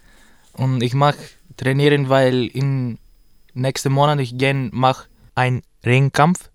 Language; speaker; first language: German; non-native, learner; Greek